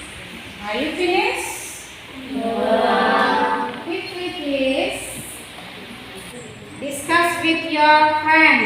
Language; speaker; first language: English; non-native, learner; Indonesian